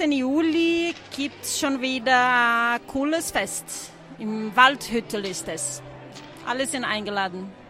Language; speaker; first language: German; non-native, fluent; Portuguese